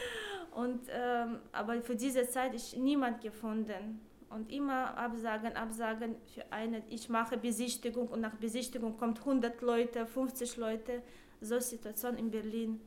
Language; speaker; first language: German; non-native, learner; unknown